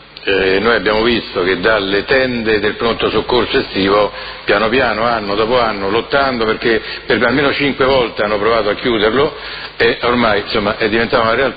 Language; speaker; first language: Italian; native; Italian